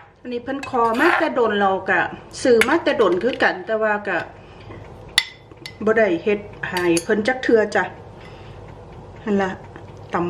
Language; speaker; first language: Thai; native; Thai